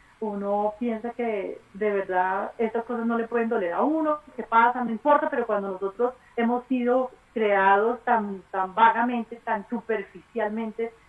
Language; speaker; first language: Spanish; native; Spanish